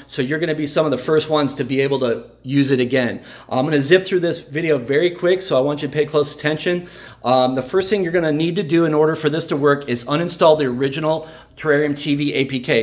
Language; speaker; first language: English; native; English